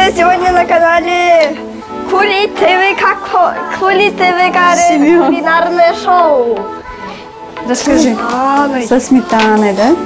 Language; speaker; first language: Russian; early bilingual, heritage; Russian